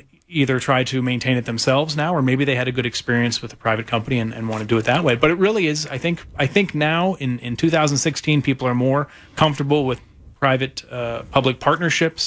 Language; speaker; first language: English; native; English